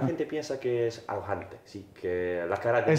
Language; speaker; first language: Spanish; non-native, learner; Polish